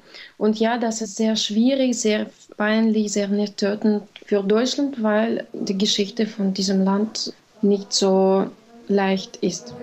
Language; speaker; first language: German; non-native, fluent; Russian